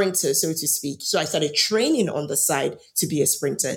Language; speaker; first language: English; non-native, local second language; Yoruba